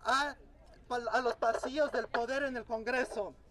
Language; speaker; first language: Spanish; early bilingual, heritage; Spanish